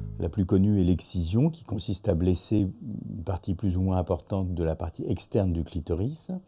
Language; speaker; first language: French; native; French